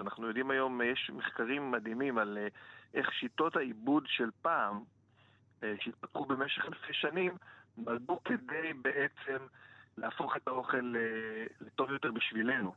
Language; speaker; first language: Hebrew; native; Hebrew